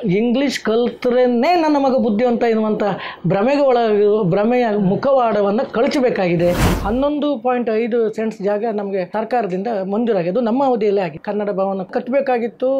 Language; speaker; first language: Kannada; native; Kannada